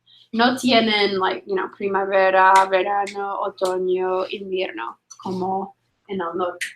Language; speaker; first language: Spanish; non-native, fluent; English